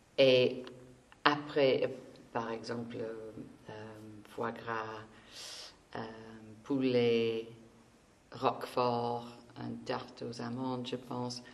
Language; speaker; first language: French; non-native, fluent; English